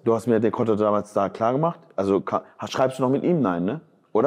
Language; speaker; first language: German; native; German